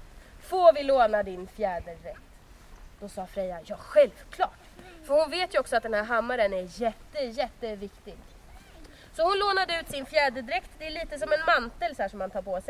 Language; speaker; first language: Swedish; native; Swedish